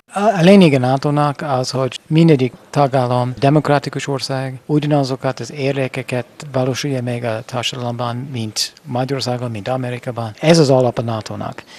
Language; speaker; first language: Hungarian; non-native, fluent; English